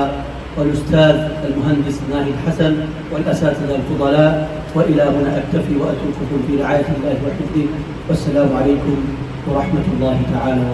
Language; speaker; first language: Arabic; non-native, fluent; Bangla